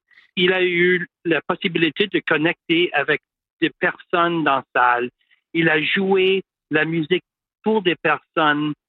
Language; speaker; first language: French; non-native, local second language; English